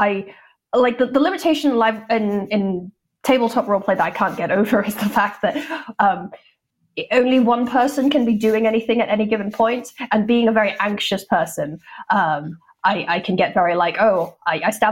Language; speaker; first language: English; non-native, local second language; Cantonese